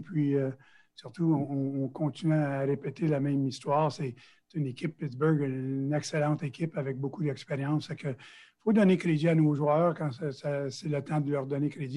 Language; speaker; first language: French; native; French